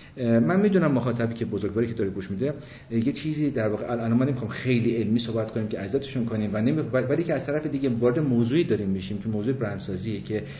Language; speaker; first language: Persian; early bilingual, other home language; English